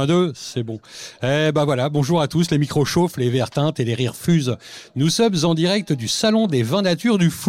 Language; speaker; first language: French; native; French